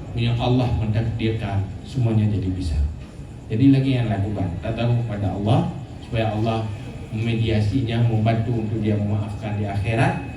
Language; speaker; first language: Malay; non-native, local second language; Achinese